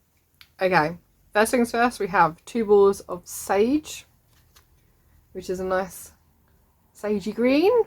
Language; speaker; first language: English; native; English